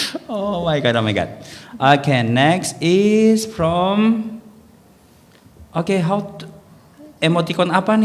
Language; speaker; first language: English; non-native, learner; Indonesian